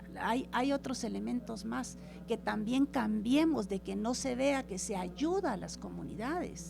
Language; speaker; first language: Spanish; native; Spanish